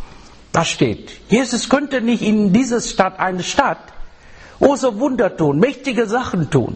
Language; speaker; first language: German; non-native, fluent; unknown